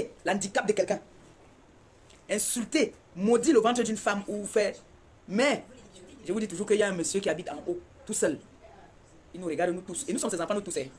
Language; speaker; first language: French; native; French